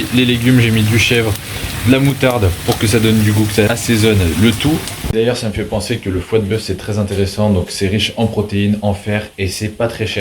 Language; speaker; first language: French; native; French